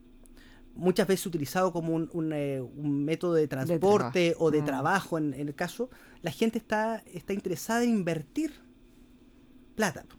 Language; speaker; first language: Spanish; native; Spanish